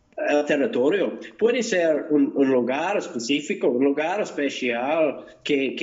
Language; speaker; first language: Spanish; non-native, fluent; English